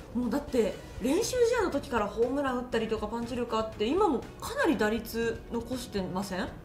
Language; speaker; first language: Japanese; native; Japanese